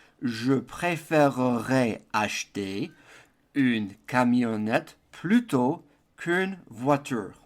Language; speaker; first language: French; non-native, fluent; English